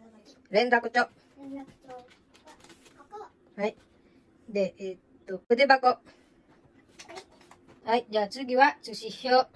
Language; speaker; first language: Japanese; early bilingual, other home language; Filipino